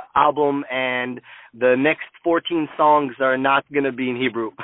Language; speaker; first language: English; non-native, fluent; Hebrew